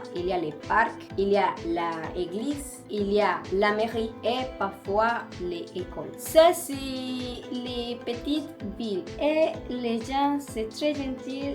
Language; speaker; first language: French; non-native, learner; Spanish